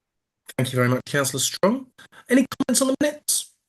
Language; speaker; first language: English; native; English